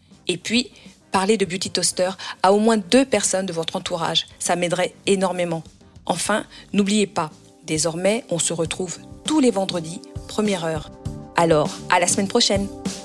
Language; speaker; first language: French; native; French